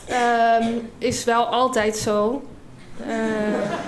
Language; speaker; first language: Dutch; non-native, fluent; English